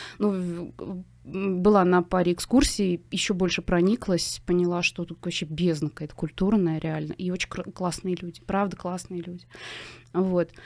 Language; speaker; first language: Russian; native; Russian